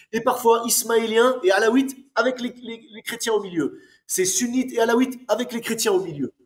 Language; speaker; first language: French; native; French